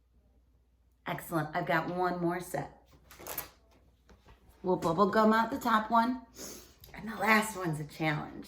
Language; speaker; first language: English; native; English